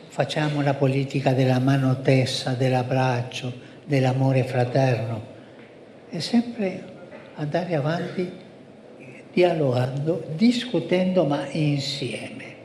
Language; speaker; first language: Italian; non-native, fluent; Spanish